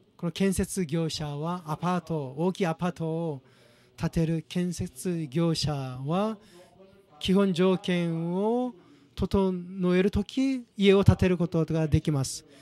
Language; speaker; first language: Japanese; non-native, fluent; Korean